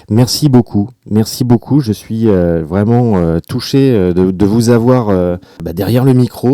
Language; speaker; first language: French; native; French